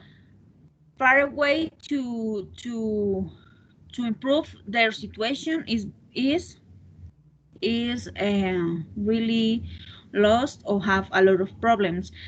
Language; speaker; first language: English; non-native, learner; Spanish